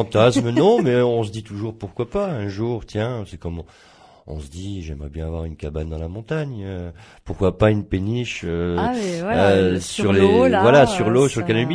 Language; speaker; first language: French; native; French